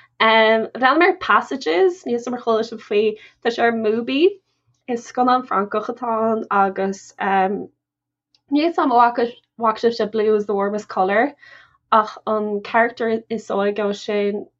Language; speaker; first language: Irish; non-native, local second language; English